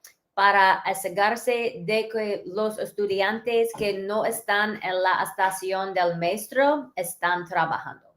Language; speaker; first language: Spanish; early bilingual, heritage; English